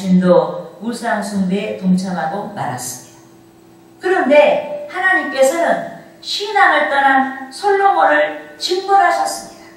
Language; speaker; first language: Korean; native; Korean